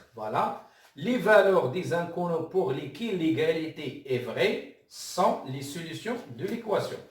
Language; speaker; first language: French; non-native, local second language; Arabic